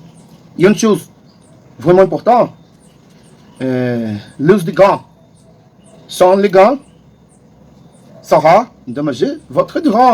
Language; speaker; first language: French; non-native, learner; Portuguese